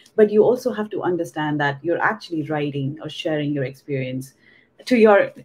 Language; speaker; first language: English; non-native, local second language; Hindi